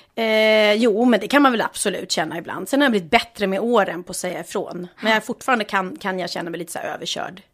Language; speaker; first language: Swedish; native; Swedish